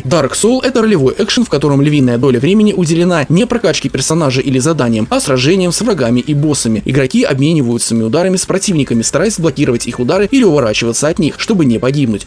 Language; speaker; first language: Russian; native; Russian